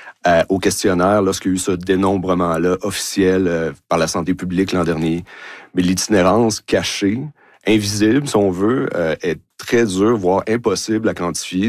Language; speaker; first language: French; native; French